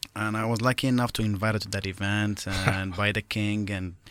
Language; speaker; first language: English; non-native, fluent; Arabic